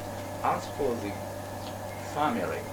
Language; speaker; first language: English; non-native, learner; Japanese